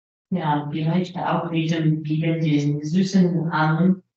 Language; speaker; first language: German; non-native, learner; Italian